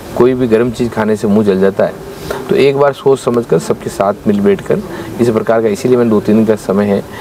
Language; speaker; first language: Hindi; native; Hindi